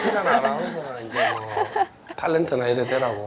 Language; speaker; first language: Korean; native; Korean